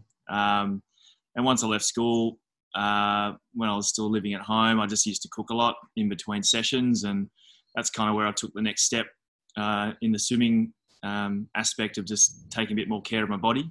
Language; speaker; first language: English; native; English